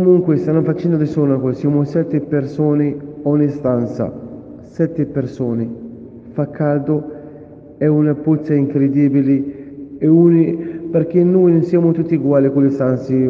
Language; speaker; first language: Italian; non-native, fluent; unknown